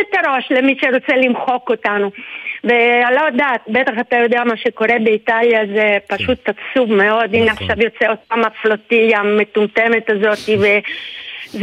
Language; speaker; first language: Hebrew; non-native, fluent; Italian